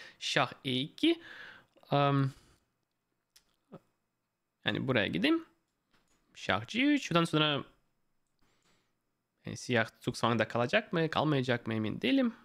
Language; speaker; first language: Turkish; non-native, fluent; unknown